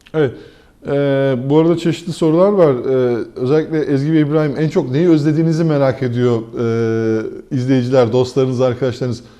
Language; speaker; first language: Turkish; native; Turkish